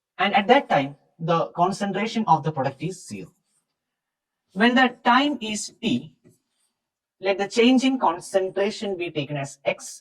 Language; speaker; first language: English; non-native, local second language; Malayalam